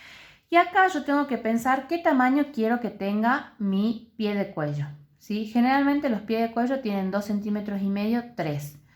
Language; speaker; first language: Spanish; native; Spanish